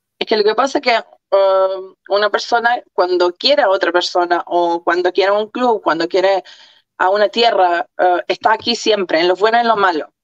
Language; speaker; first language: Spanish; early bilingual, other home language; Croatian